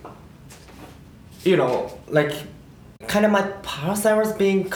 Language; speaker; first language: English; non-native, learner; Japanese